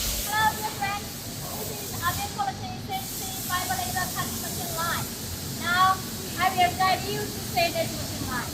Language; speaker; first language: English; non-native, learner; Chinese